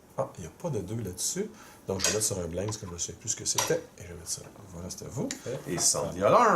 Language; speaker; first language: French; native; French